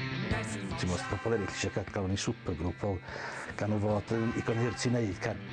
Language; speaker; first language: Welsh; native; Welsh